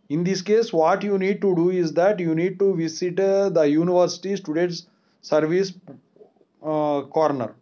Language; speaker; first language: English; non-native, local second language; Telugu